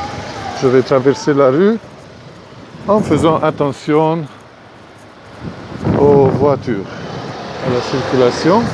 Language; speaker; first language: French; non-native, fluent; Hungarian